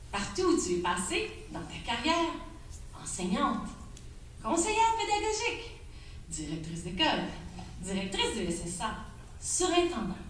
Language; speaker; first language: French; native; French